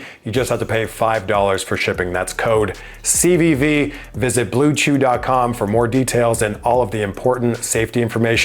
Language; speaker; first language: English; native; English